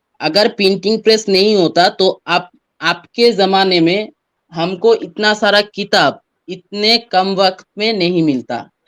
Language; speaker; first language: Hindi; non-native, fluent; Bangla